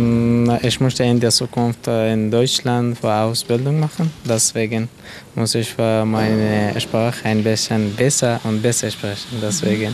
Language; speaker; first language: German; non-native, learner; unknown